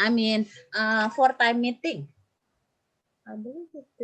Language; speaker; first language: English; non-native, fluent; Indonesian